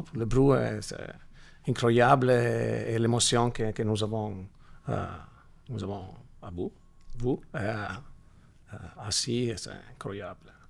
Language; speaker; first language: French; non-native, learner; Italian